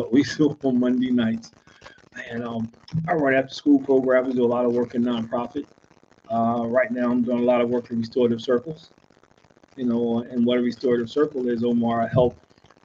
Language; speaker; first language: English; native; English